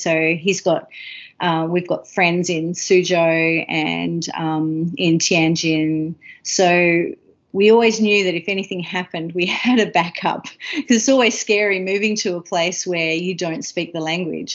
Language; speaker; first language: English; native; English